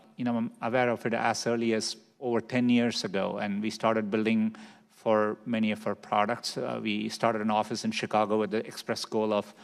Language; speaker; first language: English; non-native, local second language; Tamil